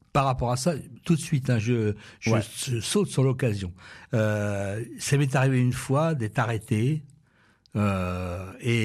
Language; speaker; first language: French; native; French